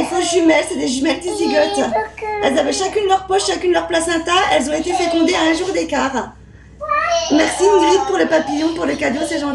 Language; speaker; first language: French; native; French